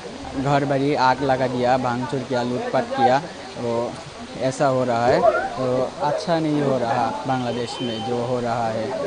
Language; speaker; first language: Hindi; non-native, learner; Bangla